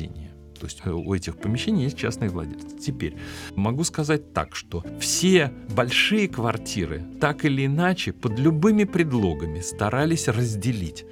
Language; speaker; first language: Russian; native; Russian